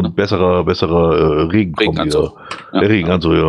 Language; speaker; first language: German; native; German